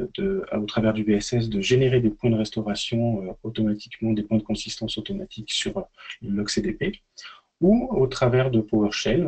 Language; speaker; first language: French; native; French